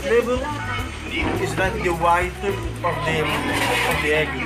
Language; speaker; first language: English; non-native, learner; Italian